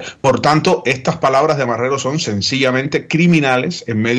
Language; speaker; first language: Spanish; native; Spanish